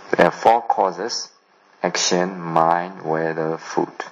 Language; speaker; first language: English; non-native, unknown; Burmese